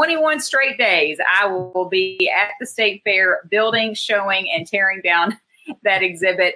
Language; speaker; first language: English; native; English